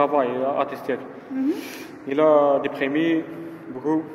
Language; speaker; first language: French; non-native, learner; Arabic